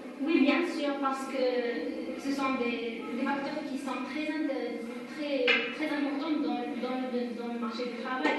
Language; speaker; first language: French; non-native, learner; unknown